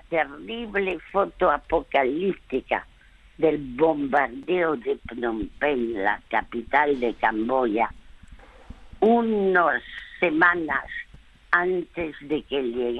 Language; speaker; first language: Spanish; early bilingual, other home language; French